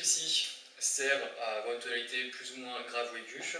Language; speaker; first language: French; native; French